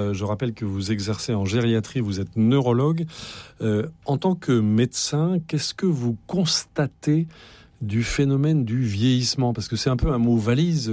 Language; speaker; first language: French; native; French